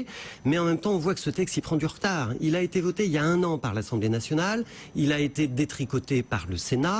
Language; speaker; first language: French; native; French